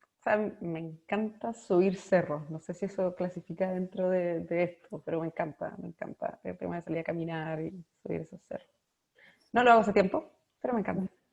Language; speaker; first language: Spanish; native; Spanish